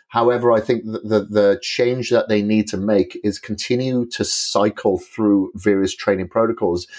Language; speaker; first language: English; native; English